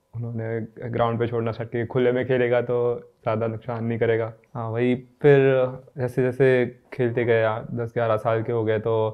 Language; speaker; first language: Hindi; non-native, local second language; Gujarati